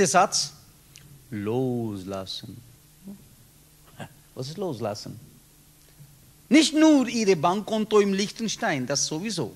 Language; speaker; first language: German; non-native, learner; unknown